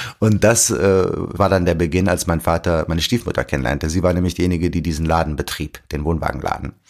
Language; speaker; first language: German; early bilingual, other home language; Arabic